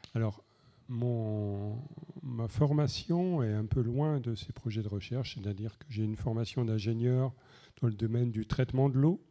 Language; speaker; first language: French; native; French